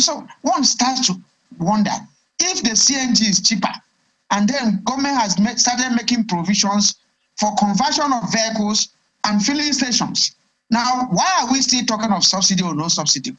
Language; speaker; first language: English; non-native, local second language; Igbo